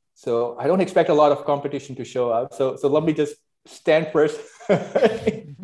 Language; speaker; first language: English; non-native, local second language; Hindi